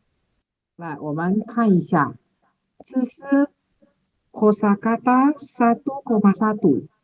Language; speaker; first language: Chinese; non-native, learner; Indonesian